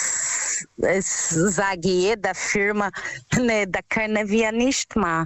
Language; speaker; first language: German; non-native, learner; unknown